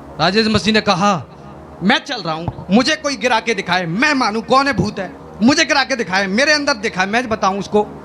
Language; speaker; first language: Hindi; native; Hindi